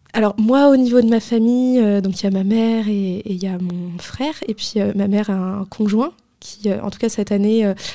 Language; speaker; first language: French; native; French